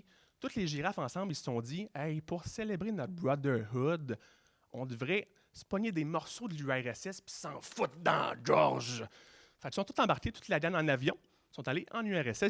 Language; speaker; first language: French; native; French